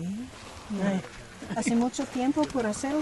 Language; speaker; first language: Spanish; non-native, learner; English